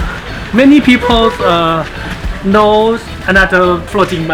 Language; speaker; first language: English; non-native, learner; Thai